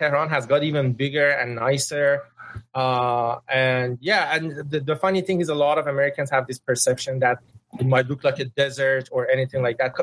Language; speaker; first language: English; non-native, fluent; Persian